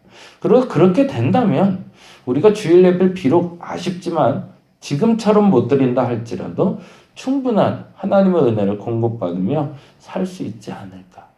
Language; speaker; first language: Korean; native; Korean